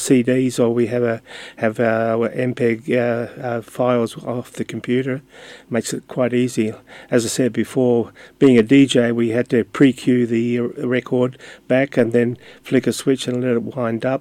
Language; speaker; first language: English; non-native, local second language; Ukrainian